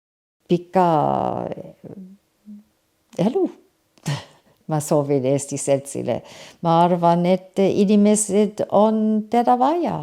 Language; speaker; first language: Estonian; early bilingual, heritage; Estonian